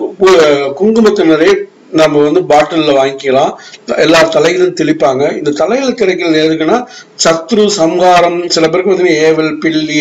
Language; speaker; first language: Tamil; native; Tamil